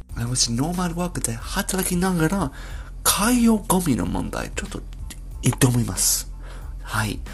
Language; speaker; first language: Japanese; non-native, learner; English